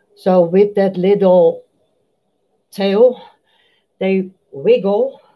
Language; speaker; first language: English; non-native, fluent; Dutch